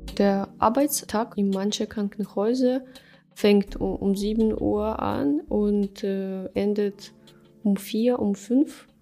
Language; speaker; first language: German; non-native, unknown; Russian